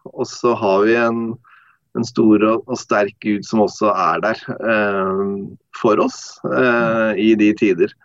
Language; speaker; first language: Norwegian; non-native, fluent; English